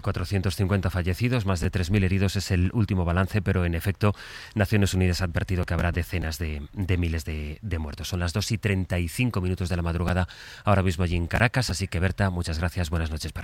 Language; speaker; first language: Spanish; native; Spanish